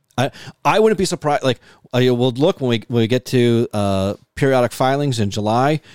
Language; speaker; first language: English; native; English